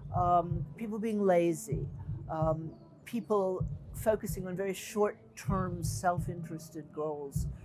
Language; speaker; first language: English; native; English